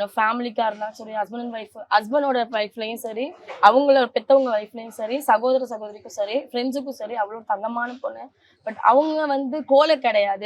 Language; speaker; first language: Tamil; native; Tamil